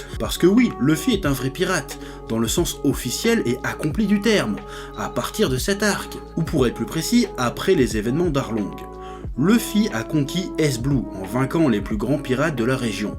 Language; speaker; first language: French; native; French